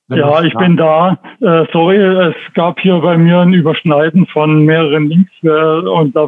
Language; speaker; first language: German; native; German